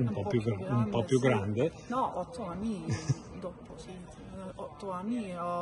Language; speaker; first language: Italian; non-native, fluent; Dutch